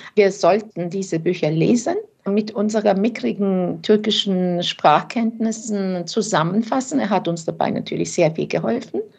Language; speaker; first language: German; early bilingual, other home language; Turkish